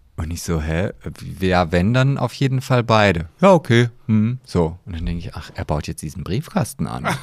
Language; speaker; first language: German; early bilingual, other home language; Polish